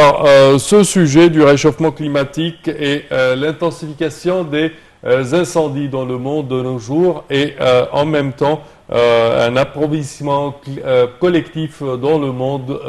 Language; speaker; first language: French; non-native, fluent; Arabic